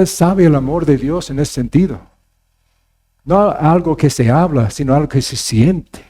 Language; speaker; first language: Spanish; non-native, fluent; English